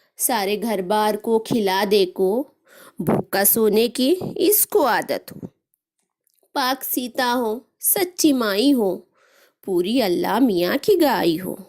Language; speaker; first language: Urdu; native; Urdu